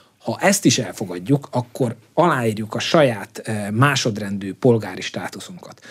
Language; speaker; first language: Hungarian; native; Hungarian